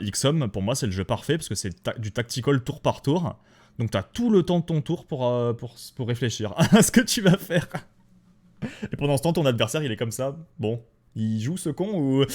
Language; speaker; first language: French; native; French